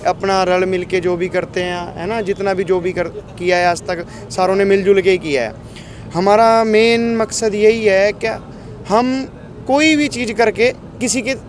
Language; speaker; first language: Hindi; non-native, local second language; Punjabi